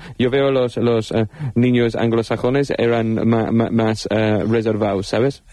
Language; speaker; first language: Spanish; non-native, fluent; English